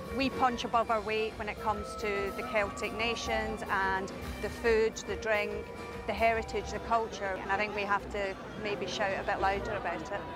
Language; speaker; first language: English; native; English